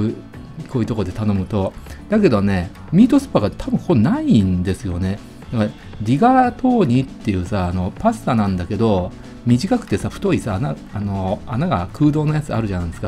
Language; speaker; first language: Japanese; native; Japanese